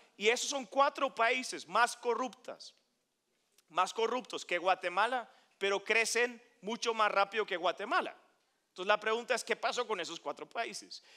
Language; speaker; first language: Spanish; non-native, fluent; Dutch